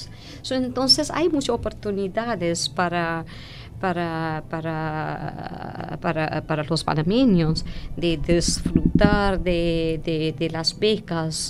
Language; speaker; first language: Spanish; non-native, fluent; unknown